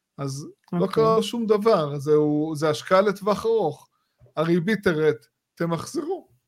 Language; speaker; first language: Hebrew; native; Hebrew